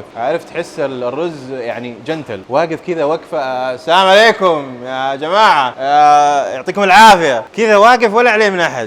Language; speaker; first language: Arabic; native; Arabic